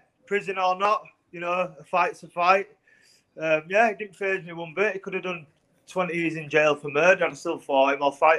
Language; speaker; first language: English; native; English